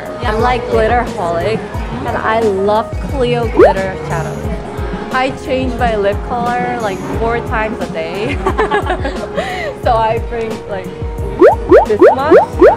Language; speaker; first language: English; non-native, fluent; Korean